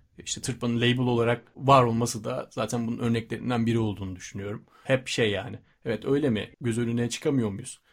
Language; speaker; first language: Turkish; native; Turkish